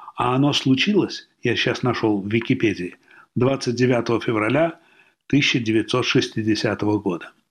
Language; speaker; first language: Russian; native; Russian